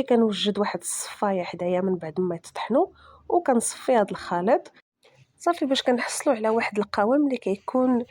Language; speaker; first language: Arabic; native; Arabic